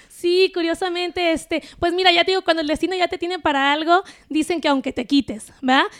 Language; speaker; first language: Spanish; native; Spanish